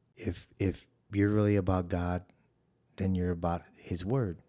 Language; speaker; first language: English; native; English